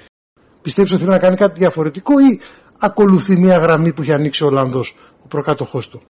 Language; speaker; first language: Greek; native; Greek